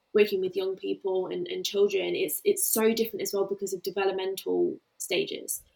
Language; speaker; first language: English; native; English